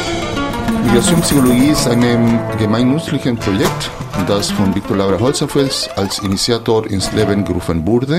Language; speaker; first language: German; non-native, fluent; Spanish